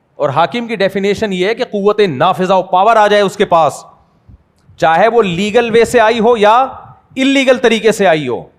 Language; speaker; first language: Urdu; native; Urdu